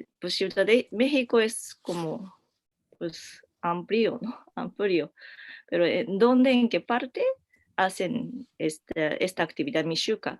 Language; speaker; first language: Spanish; non-native, learner; Japanese